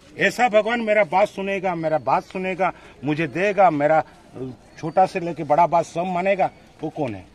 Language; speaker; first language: Hindi; non-native, local second language; Odia